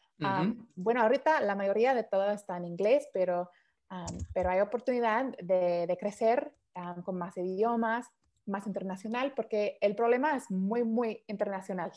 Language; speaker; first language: Spanish; early bilingual, heritage; Spanish